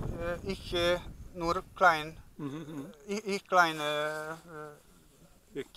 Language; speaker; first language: German; non-native, learner; Hungarian